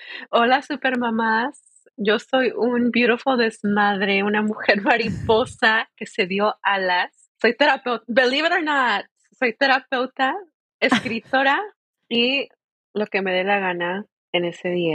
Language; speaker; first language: Spanish; early bilingual, heritage; Spanish